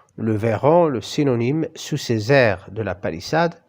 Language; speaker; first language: French; non-native, local second language; Arabic